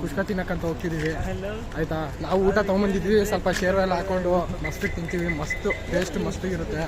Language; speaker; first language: Kannada; native; Kannada